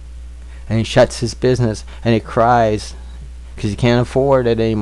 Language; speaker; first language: English; native; English